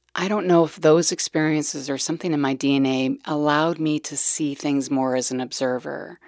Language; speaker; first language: English; native; English